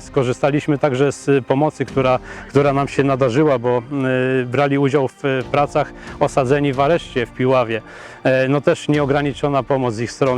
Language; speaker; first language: Polish; native; Polish